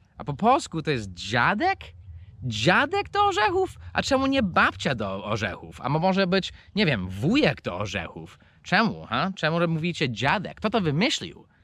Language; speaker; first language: Polish; non-native, fluent; English